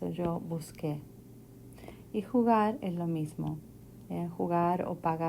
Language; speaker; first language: Spanish; non-native, fluent; English